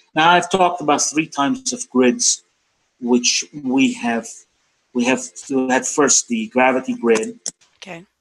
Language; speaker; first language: English; non-native, fluent; Persian